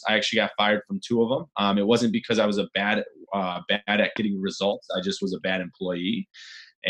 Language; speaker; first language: English; native; English